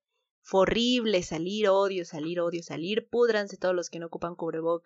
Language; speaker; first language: Spanish; native; Spanish